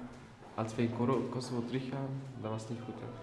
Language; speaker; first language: Dutch; early bilingual, other home language; Albanian